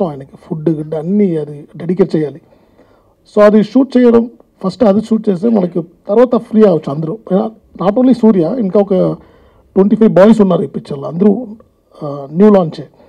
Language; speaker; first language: Telugu; non-native, fluent; Tamil